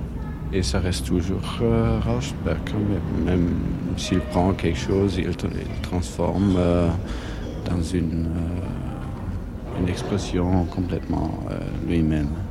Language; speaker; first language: French; non-native, fluent; German